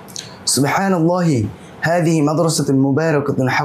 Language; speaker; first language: Arabic; non-native, learner; Bangla